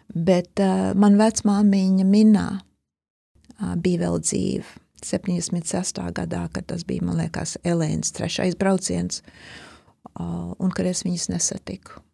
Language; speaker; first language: Latvian; early bilingual, heritage; Latvian